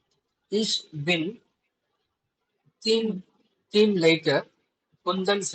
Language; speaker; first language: German; non-native, learner; Tamil